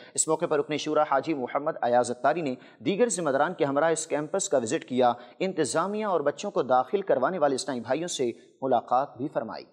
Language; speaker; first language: Urdu; native; Urdu